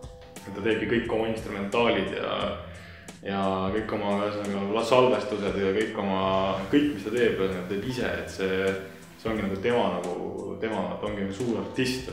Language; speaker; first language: Estonian; native; Estonian